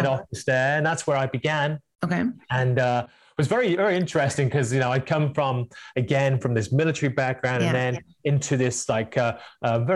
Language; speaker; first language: English; native; English